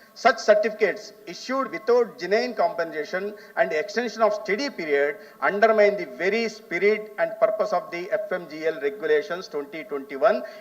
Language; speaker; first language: English; non-native, local second language; Telugu